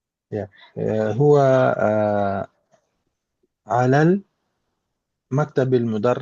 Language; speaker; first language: Arabic; non-native, learner; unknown